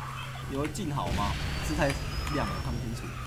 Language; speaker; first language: Chinese; native; Chinese